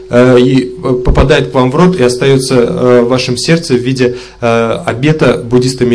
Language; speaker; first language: Russian; native; Russian